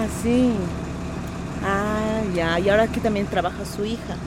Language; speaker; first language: Spanish; native; Spanish